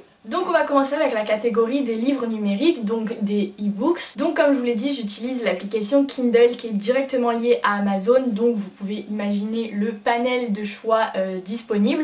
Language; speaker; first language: French; native; French